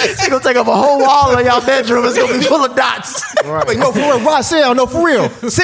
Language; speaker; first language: English; native; English